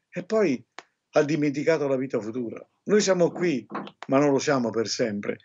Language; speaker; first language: Italian; native; Italian